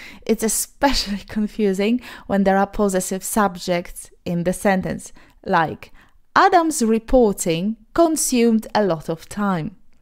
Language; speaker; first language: English; non-native, fluent; Polish